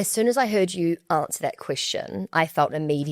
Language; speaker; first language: English; native; English